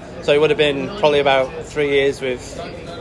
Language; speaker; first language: English; native; English